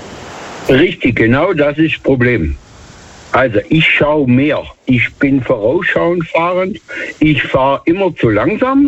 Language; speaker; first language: German; native; German